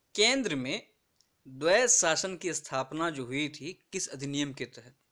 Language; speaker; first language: Hindi; native; Hindi